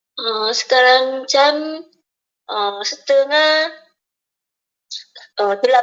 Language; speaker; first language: Indonesian; non-native, learner; Korean